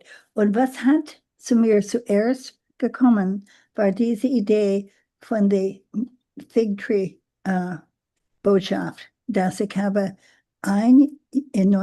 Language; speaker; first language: German; non-native, learner; English